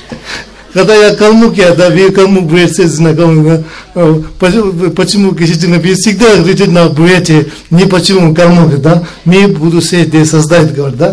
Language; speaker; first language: Russian; non-native, learner; Tibetan